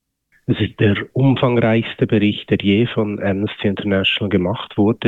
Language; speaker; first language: German; native; German